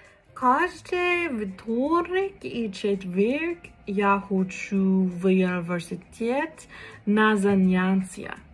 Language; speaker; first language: Russian; non-native, learner; English